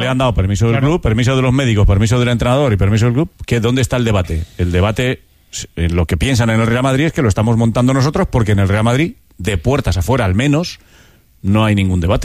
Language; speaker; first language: Spanish; native; Spanish